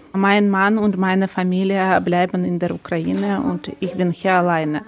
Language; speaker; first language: German; non-native, learner; Ukrainian